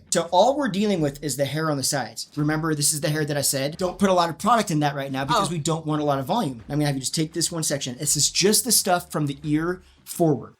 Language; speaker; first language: English; native; English